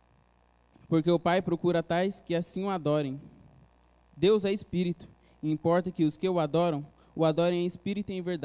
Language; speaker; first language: Portuguese; native; Portuguese